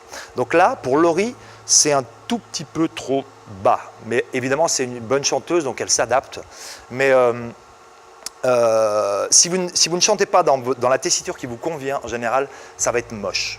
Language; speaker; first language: French; native; French